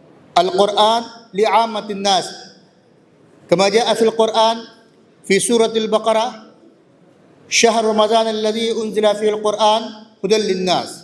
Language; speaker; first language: Arabic; non-native, learner; Urdu